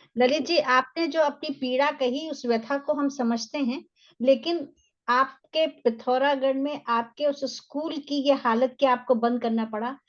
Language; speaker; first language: Hindi; native; Hindi